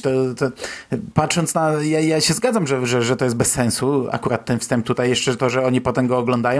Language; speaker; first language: Polish; native; Polish